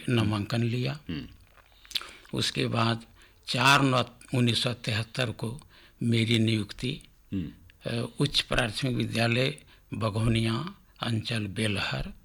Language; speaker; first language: Hindi; native; Hindi